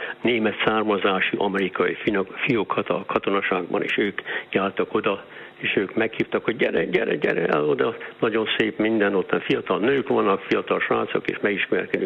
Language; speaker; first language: Hungarian; early bilingual, heritage; Hungarian